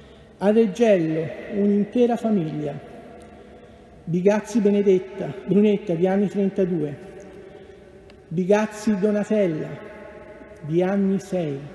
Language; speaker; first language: Italian; native; Italian